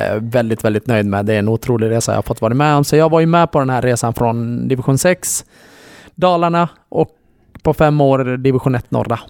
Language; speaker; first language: Swedish; early bilingual, other home language; Kurdish